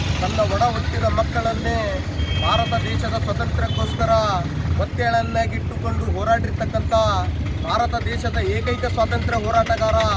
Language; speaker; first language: Kannada; non-native, local second language; Urdu